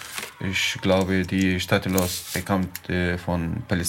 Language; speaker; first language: German; non-native, learner; Arabic